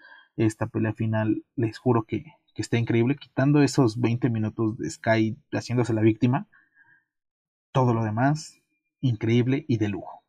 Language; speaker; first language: Spanish; native; Spanish